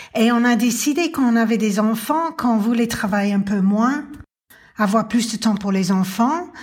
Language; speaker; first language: French; non-native, fluent; English